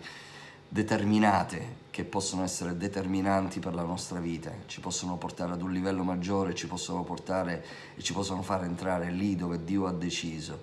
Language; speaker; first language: Italian; native; Italian